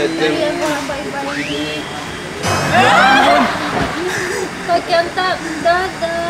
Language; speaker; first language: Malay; non-native, learner; Russian